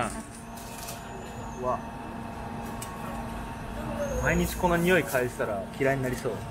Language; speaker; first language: Japanese; native; Japanese